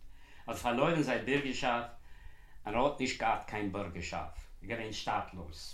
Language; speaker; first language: German; non-native, learner; Yiddish